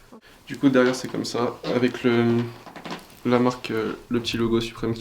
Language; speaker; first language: French; native; French